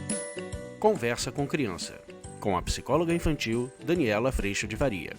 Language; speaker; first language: Portuguese; native; Portuguese